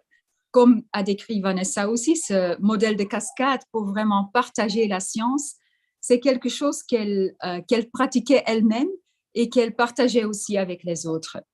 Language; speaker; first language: French; non-native, fluent; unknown